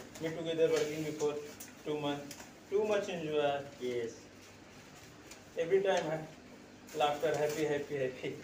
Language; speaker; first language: English; non-native, learner; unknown